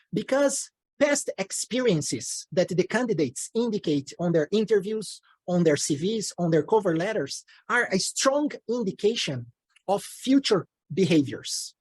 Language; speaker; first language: English; non-native, fluent; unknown